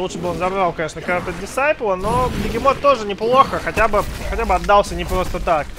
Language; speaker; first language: Russian; native; Russian